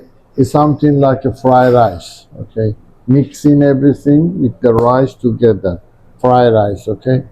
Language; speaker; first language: English; non-native, learner; Persian